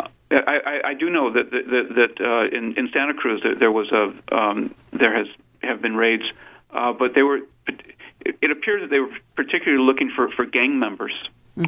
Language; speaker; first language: English; native; English